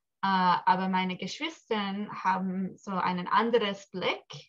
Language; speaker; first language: German; early bilingual, heritage; English